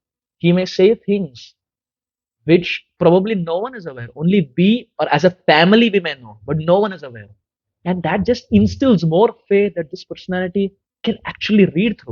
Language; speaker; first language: English; non-native, local second language; Hindi